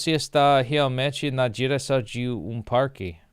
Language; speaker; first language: Portuguese; non-native, learner; English